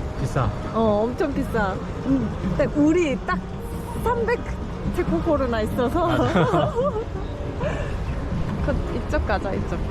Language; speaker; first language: Korean; non-native, fluent; Japanese